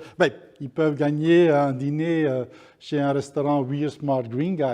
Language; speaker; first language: French; non-native, local second language; Dutch